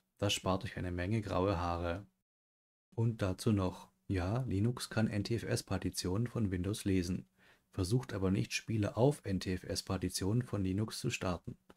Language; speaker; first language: German; native; German